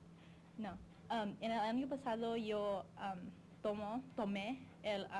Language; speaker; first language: Spanish; non-native, learner; English